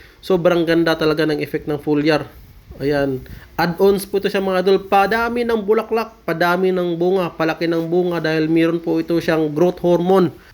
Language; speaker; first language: Filipino; non-native, local second language; Hiligaynon